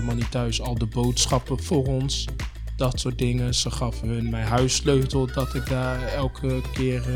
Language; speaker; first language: Dutch; early bilingual, other home language; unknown